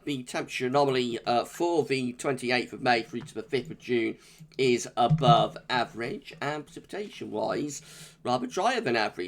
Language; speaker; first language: English; native; English